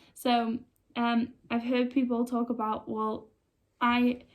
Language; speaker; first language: English; native; English